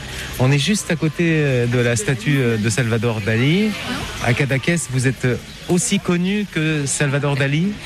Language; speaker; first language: French; native; French